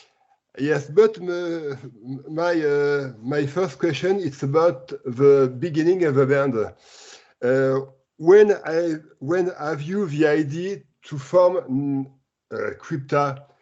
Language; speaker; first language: English; non-native, learner; French